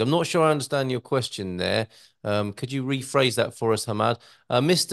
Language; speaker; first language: English; native; English